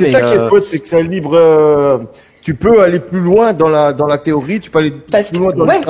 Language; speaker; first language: French; native; French